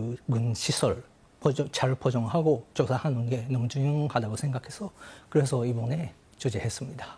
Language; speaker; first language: Korean; non-native, fluent; Japanese